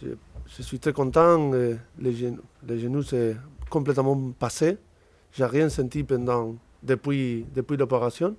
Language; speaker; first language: French; non-native, fluent; Spanish